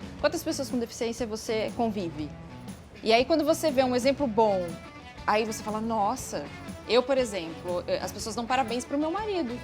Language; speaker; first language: Portuguese; native; Portuguese